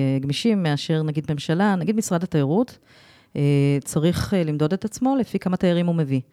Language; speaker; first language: Hebrew; non-native, fluent; English